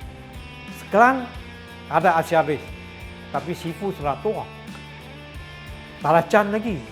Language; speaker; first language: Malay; non-native, local second language; Chinese